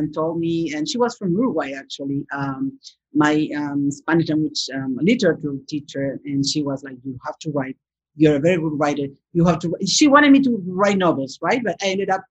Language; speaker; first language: English; non-native, fluent; Spanish